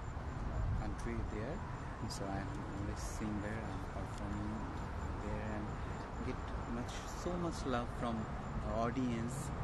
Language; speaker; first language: English; non-native, learner; Bangla